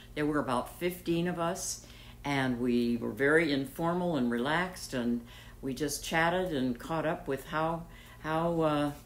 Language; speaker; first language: English; native; English